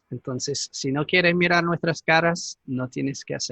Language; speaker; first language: Spanish; non-native, fluent; English